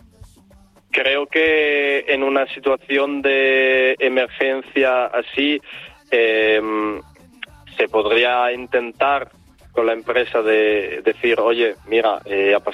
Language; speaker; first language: Spanish; non-native, fluent; Italian